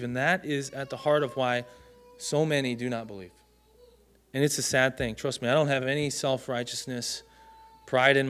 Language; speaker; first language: English; native; English